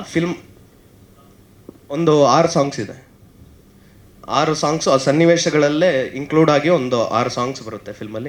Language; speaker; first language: Kannada; native; Kannada